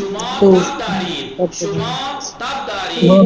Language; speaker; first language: Persian; non-native, fluent; Urdu